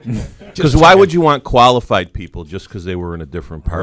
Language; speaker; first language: English; native; English